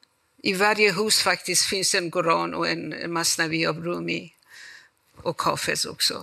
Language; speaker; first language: Swedish; non-native, fluent; Persian